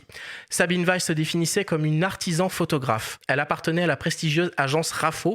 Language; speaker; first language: French; native; French